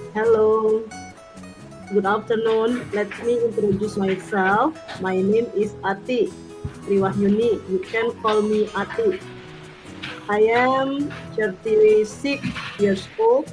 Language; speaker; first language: English; non-native, learner; Indonesian